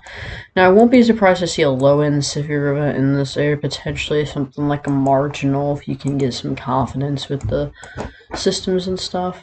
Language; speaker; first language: English; native; English